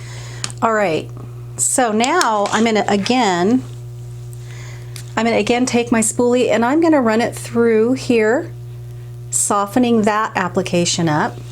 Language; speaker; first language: English; native; English